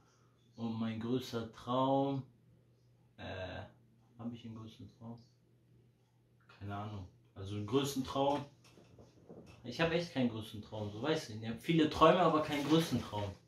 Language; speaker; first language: German; early bilingual, heritage; Polish